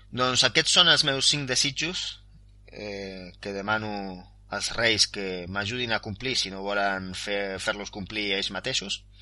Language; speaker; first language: Catalan; non-native, local second language; Spanish